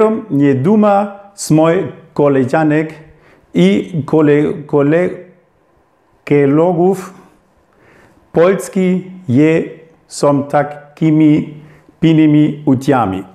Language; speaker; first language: Polish; non-native, learner; German